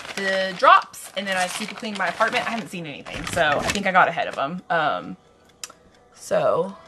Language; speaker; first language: English; native; English